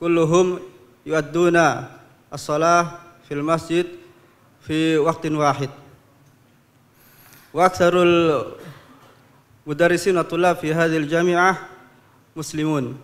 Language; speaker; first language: Arabic; non-native, fluent; Indonesian